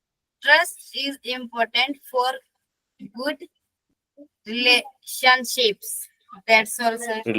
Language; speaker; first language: English; non-native, learner; Hindi